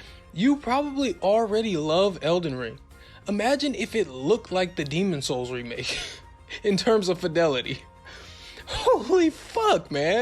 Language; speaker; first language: English; native; English